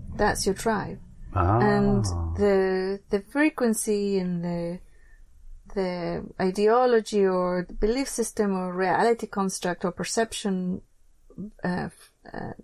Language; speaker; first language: English; native; English